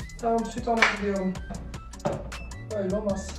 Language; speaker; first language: Turkish; early bilingual, heritage; Turkish